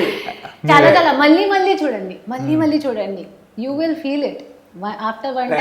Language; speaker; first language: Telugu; non-native, learner; Hindi